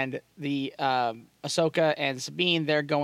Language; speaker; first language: English; native; English